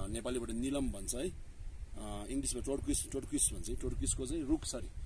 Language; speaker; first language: Nepali; non-native, local second language; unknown